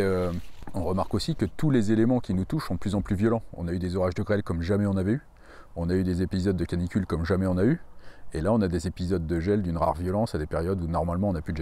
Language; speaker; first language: French; native; French